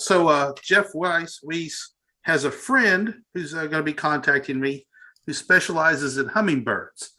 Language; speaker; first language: English; native; English